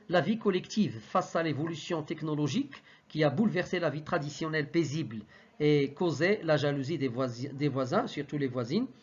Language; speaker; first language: French; non-native, local second language; Arabic